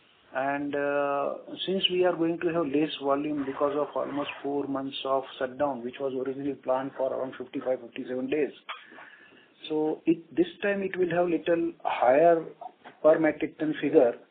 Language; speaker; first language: English; non-native, local second language; Gujarati